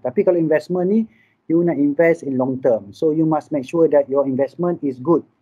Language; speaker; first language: English; non-native, local second language; Malay